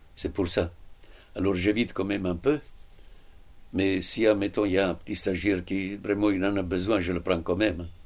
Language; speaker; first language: French; non-native, fluent; Italian